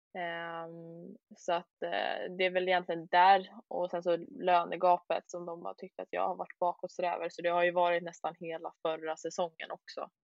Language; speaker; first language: Swedish; native; Swedish